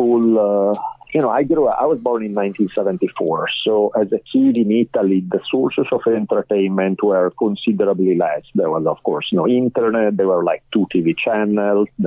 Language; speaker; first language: English; non-native, fluent; Italian